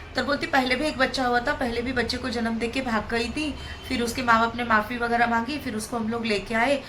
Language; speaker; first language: Hindi; non-native, local second language; Marathi